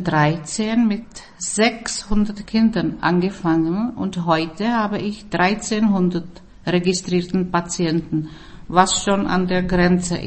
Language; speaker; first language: German; non-native, fluent; Czech